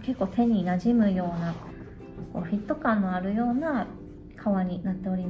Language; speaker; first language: Japanese; native; Japanese